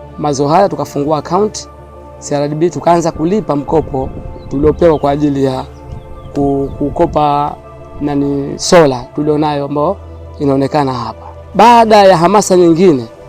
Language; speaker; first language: Swahili; native; Swahili